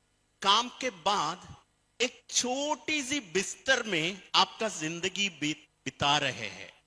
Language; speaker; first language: Hindi; non-native, fluent; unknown